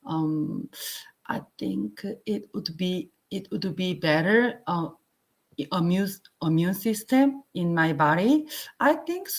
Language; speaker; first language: English; non-native, learner; Korean